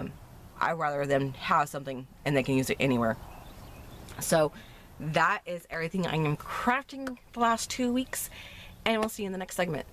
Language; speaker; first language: English; native; English